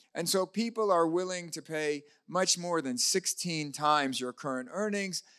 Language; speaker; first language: English; native; English